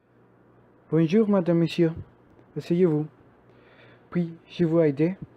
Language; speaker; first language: French; non-native, learner; Spanish